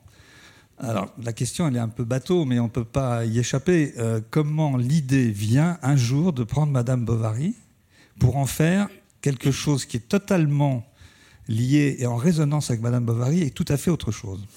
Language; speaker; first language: French; native; French